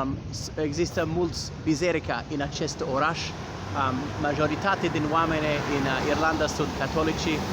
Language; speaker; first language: Romanian; non-native, learner; English